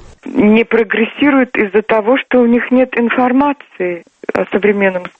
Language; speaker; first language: Russian; non-native, local second language; Turkmen